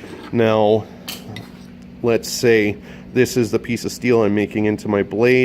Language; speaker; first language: English; native; English